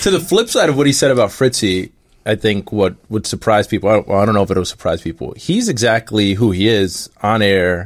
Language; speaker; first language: English; native; English